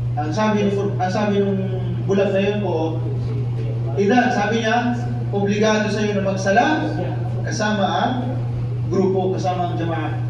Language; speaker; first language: Filipino; non-native, local second language; Cebuano